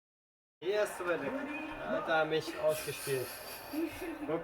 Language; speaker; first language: German; native; German